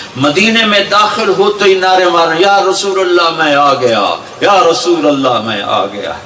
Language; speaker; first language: Urdu; non-native, local second language; Punjabi